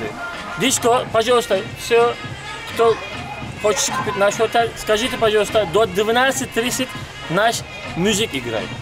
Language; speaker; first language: Russian; non-native, learner; Turkish